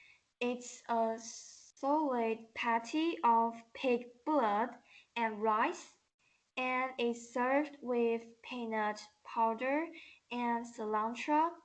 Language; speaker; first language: English; non-native, learner; Chinese